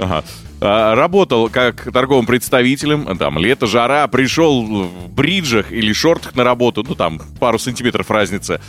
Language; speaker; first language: Russian; native; Russian